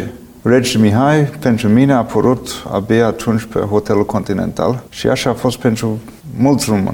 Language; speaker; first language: Romanian; non-native, fluent; English